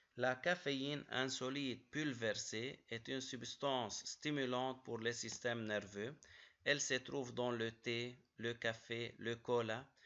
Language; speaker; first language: French; non-native, local second language; Arabic